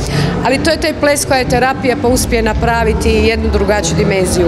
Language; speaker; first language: Croatian; native; Croatian